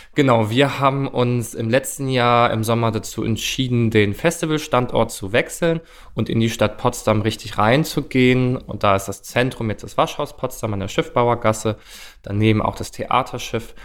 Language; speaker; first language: German; native; German